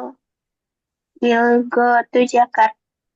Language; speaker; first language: English; non-native, learner; Indonesian